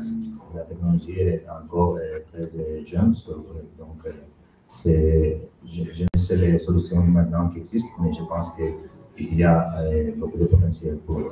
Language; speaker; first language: French; non-native, learner; Spanish